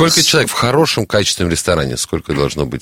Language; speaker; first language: Russian; native; Russian